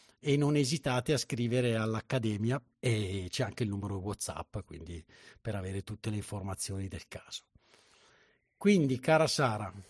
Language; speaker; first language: Italian; native; Italian